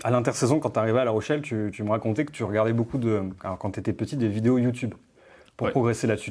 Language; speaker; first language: French; native; French